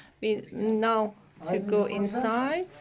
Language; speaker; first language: English; non-native, learner; Turkish